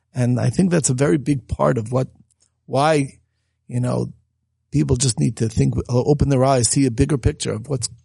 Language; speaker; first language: English; native; English